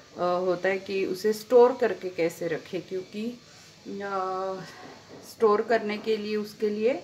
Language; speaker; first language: Hindi; non-native, local second language; Marathi